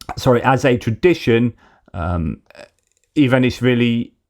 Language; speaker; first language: English; native; English